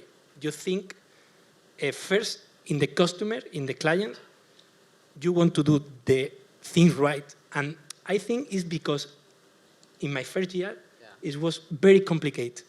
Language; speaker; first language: English; non-native, learner; Spanish